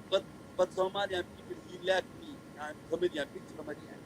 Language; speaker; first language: English; non-native, learner; Somali